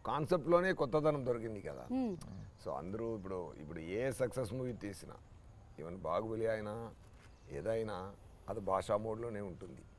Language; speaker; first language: Telugu; non-native, fluent; Tamil